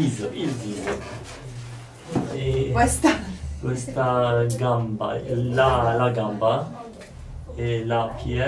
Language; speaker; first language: Italian; non-native, learner; Polish